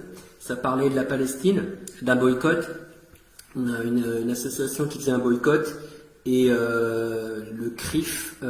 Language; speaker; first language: French; native; French